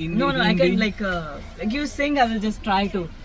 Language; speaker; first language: English; non-native, learner; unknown